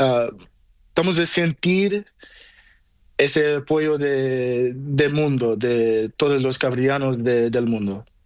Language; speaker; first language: Spanish; non-native, learner; Portuguese